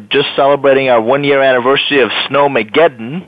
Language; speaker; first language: English; non-native, fluent; Persian